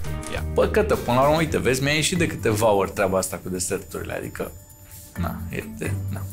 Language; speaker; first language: Romanian; native; Romanian